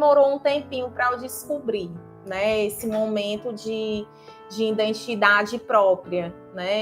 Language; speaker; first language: Portuguese; native; Portuguese